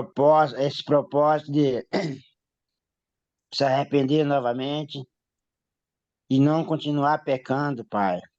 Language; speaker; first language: Portuguese; native; Portuguese